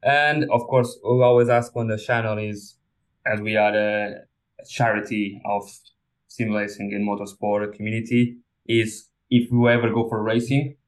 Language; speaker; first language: English; non-native, fluent; Portuguese